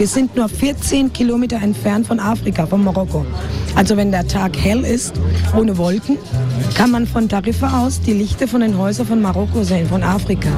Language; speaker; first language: German; non-native, fluent; Spanish